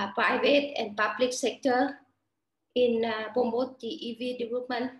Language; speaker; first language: English; non-native, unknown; Vietnamese